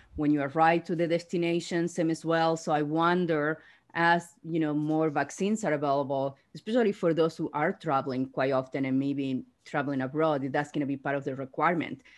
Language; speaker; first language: English; non-native, fluent; Spanish